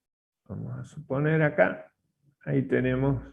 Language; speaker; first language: Spanish; native; Spanish